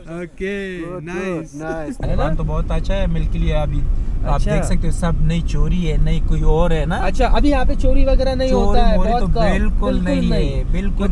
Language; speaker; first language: Hindi; non-native, learner; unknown